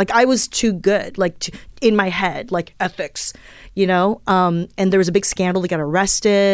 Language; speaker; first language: English; early bilingual, other home language; Chinese